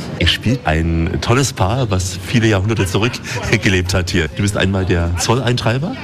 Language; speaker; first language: German; native; German